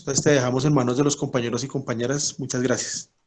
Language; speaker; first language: Spanish; native; Spanish